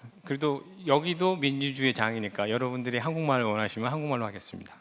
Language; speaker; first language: Korean; native; Korean